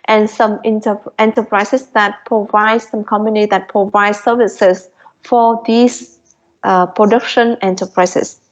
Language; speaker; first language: English; non-native, fluent; Vietnamese